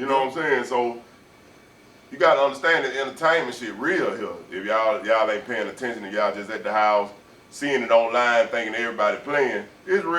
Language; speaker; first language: English; native; English